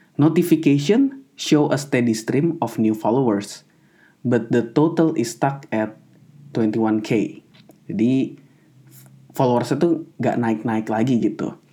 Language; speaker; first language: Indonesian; native; Indonesian